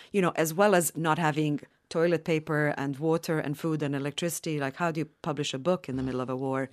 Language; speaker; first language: English; non-native, fluent; Bosnian